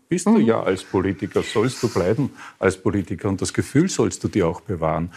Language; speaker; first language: German; native; German